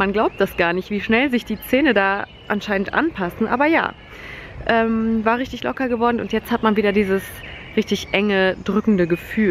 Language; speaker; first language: German; native; German